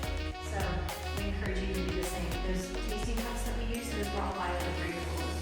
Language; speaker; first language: English; native; English